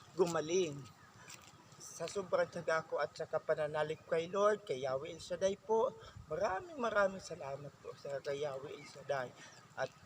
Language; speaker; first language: Filipino; non-native, local second language; Bikol